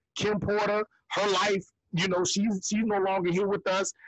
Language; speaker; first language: English; native; English